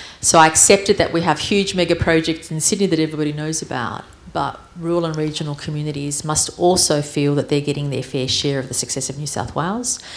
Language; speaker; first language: English; early bilingual, other home language; Armenian